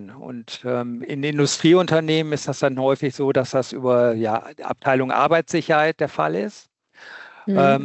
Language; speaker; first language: German; native; German